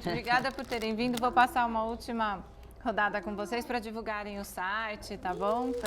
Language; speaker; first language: Portuguese; native; Portuguese